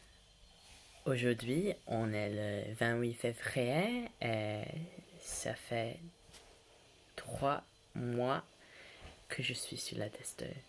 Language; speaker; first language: French; non-native, learner; English